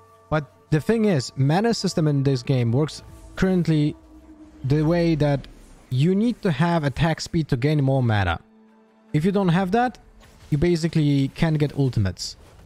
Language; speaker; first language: English; non-native, fluent; Polish